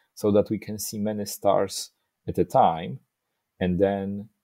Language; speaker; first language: English; non-native, fluent; Polish